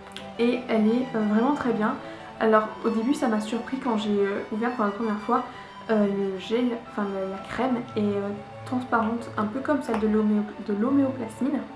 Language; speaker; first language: French; native; French